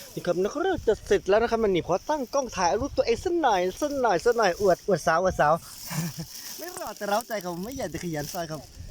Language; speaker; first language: Thai; native; Thai